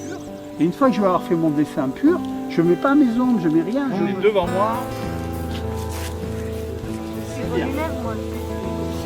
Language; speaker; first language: French; native; French